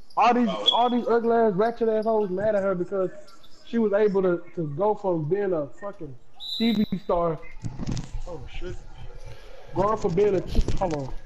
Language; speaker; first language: English; native; English